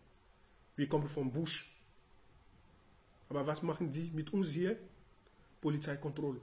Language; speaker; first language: German; non-native, learner; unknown